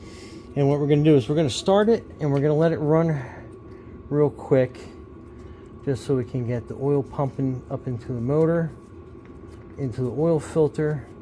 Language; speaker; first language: English; native; English